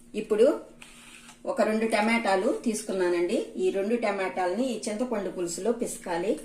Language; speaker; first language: Telugu; native; Telugu